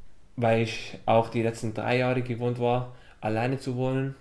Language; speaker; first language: German; non-native, fluent; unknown